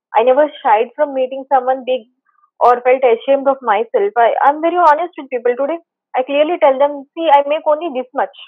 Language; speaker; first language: English; non-native, local second language; Telugu